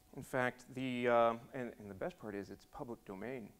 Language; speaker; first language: English; native; English